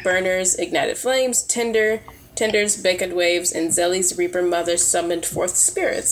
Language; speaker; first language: English; native; English